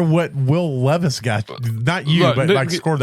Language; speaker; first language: English; native; English